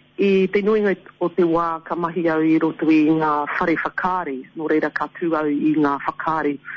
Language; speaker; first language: Māori; non-native, local second language; English